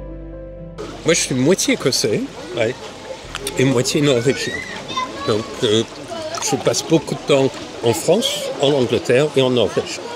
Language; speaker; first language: French; non-native, fluent; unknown